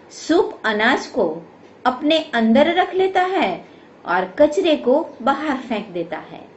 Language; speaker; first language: Hindi; non-native, local second language; Gujarati